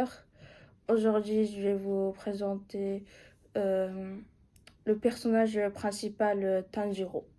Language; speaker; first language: French; non-native, fluent; Japanese